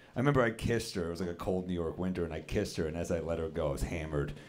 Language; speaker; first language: English; native; English